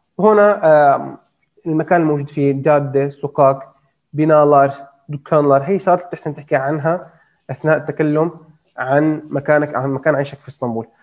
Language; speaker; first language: Arabic; native; Arabic